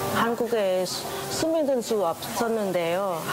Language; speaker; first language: Korean; non-native, fluent; Vietnamese